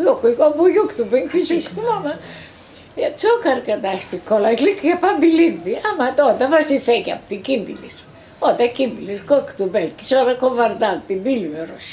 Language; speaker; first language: Turkish; non-native, local second language; Greek